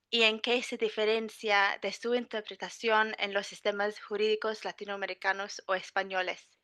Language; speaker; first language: Spanish; non-native, fluent; English